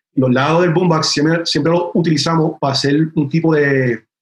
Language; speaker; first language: Spanish; early bilingual, heritage; Spanish